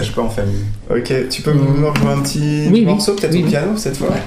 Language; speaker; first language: French; native; French